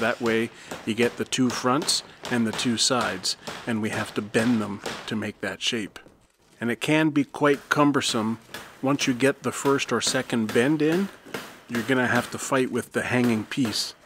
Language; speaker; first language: English; native; English